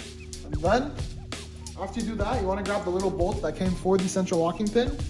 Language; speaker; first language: English; native; English